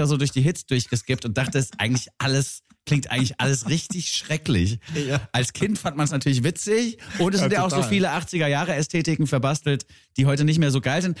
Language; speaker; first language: German; native; German